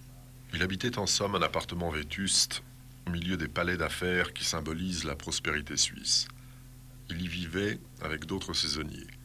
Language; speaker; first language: French; native; French